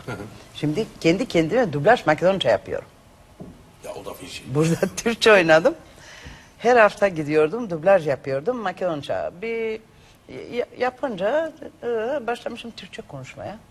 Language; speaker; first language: Turkish; non-native, learner; Macedonian